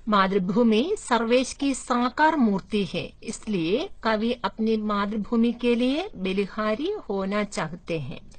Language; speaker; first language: Hindi; non-native, local second language; Malayalam